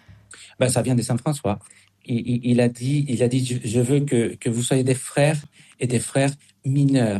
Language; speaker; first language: French; non-native, fluent; Spanish